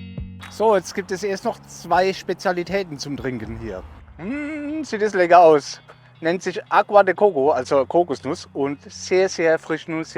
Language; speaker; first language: German; native; German